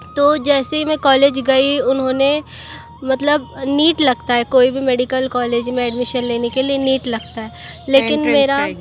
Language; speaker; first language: Hindi; non-native, local second language; Marathi